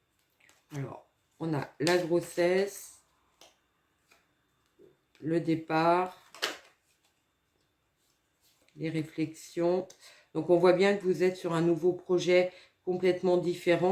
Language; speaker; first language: French; native; French